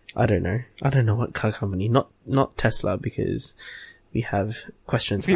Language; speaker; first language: English; native; English